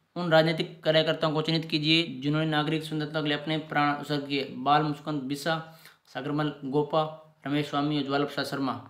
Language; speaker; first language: Hindi; native; Hindi